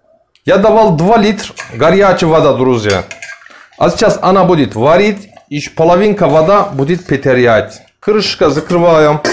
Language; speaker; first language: Russian; non-native, learner; Turkish